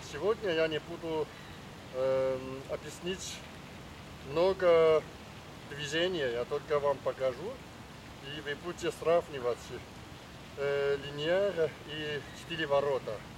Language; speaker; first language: Russian; non-native, learner; Chinese